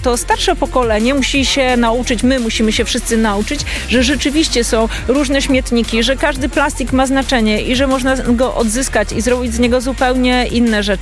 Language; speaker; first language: Polish; native; Polish